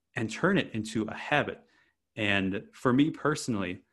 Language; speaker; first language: English; native; English